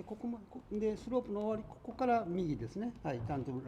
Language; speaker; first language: Japanese; native; Japanese